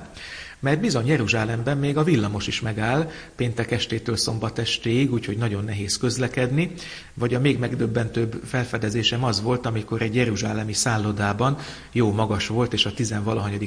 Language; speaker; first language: Hungarian; native; Hungarian